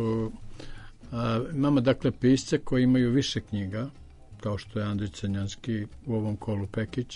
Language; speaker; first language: Serbian; native; Serbian